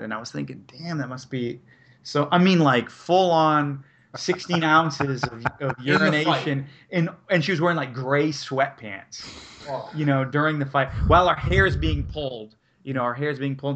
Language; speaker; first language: English; native; English